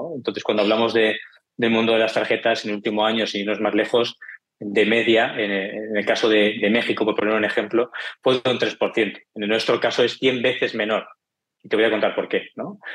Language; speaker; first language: Spanish; native; Spanish